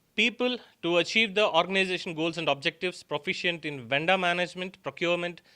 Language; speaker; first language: English; non-native, local second language; Telugu